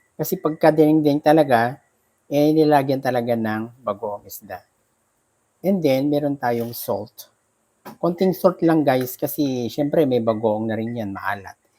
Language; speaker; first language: Filipino; non-native, local second language; Iloko